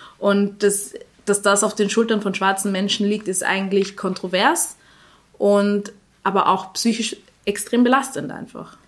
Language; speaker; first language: German; early bilingual, other home language; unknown